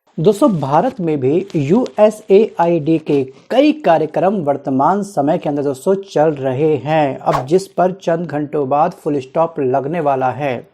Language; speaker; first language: Hindi; native; Hindi